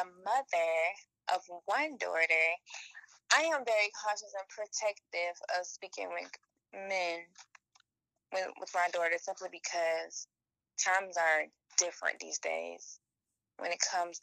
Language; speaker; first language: English; native; English